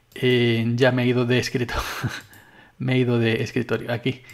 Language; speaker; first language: Spanish; native; Spanish